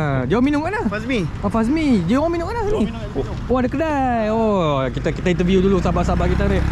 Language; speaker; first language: Malay; native; Malay